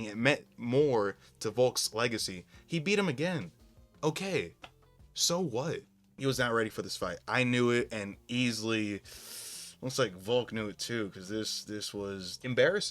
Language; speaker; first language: English; native; English